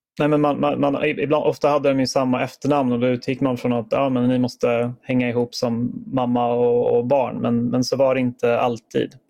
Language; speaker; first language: Swedish; native; Swedish